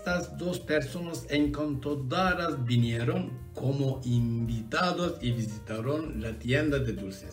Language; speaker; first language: Spanish; non-native, learner; Turkish